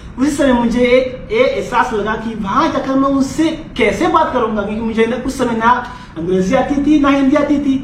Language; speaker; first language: Hindi; non-native, fluent; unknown